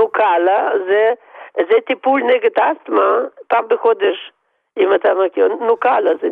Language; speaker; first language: Hebrew; non-native, fluent; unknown